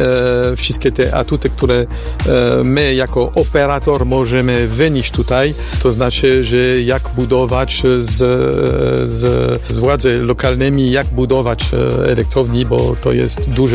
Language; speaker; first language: Polish; non-native, fluent; French